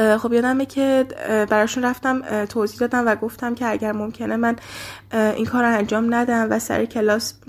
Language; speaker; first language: Persian; native; Persian